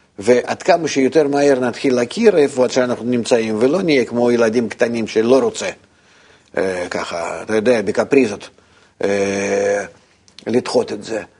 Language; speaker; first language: Hebrew; non-native, fluent; Russian